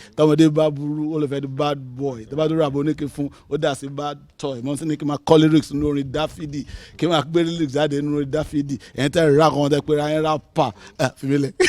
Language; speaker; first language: Yoruba; non-native, local second language; Igbo